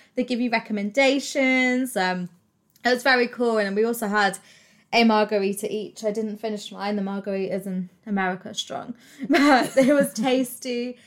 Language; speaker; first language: English; native; English